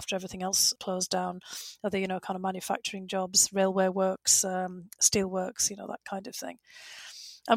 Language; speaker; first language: English; native; English